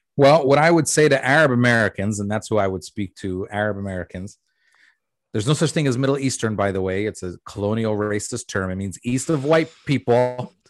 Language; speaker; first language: English; early bilingual, other home language; Arabic